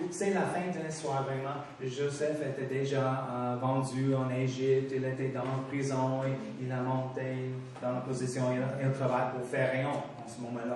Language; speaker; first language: French; non-native, fluent; English